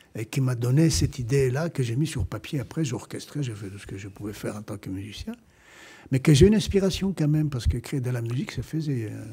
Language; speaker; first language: French; non-native, fluent; Greek